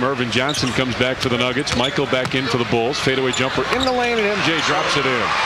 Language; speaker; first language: English; native; English